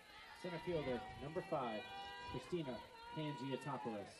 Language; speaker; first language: English; native; English